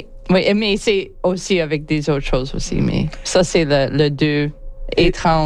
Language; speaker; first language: French; non-native, learner; English